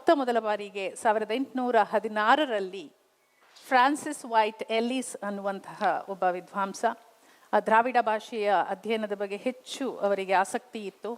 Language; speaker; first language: Kannada; non-native, local second language; Kodava